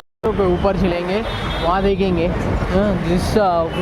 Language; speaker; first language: Hindi; non-native, local second language; Telugu